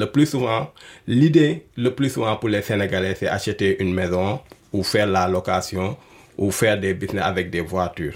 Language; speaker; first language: French; non-native, local second language; Wolof